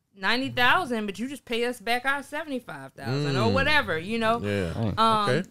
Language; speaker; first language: English; native; English